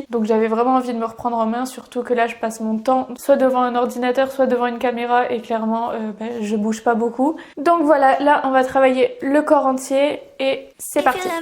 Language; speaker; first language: French; native; French